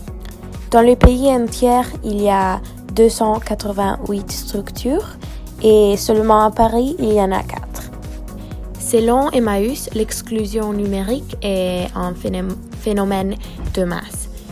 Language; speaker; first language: French; non-native, fluent; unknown